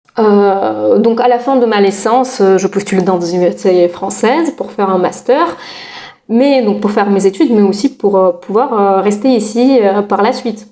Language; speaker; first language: French; non-native, fluent; Russian